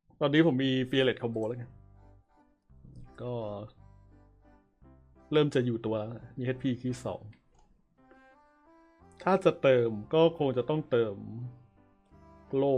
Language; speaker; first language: Thai; native; Thai